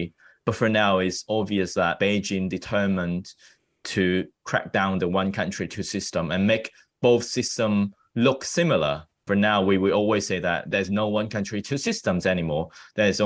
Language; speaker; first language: English; non-native, local second language; Cantonese